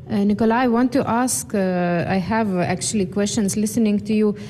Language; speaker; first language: English; non-native, fluent; Lithuanian